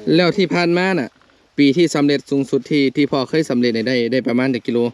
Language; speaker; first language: Thai; native; Thai